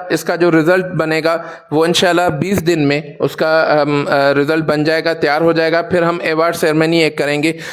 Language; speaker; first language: Urdu; non-native, local second language; Sindhi